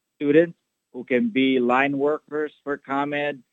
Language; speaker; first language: English; non-native, local second language; Filipino